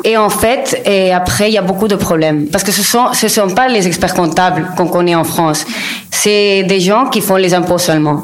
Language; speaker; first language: French; non-native, local second language; Spanish